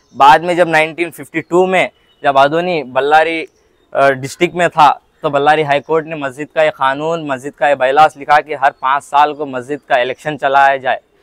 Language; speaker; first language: Hindi; non-native, local second language; Urdu